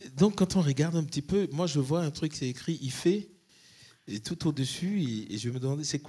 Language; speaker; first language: French; native; French